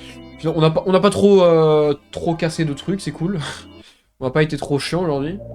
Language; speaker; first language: French; native; French